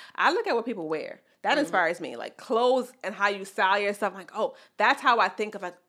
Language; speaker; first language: English; native; English